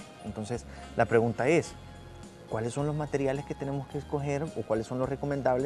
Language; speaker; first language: Spanish; native; Spanish